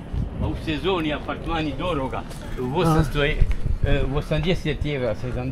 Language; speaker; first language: Russian; non-native, learner; Serbian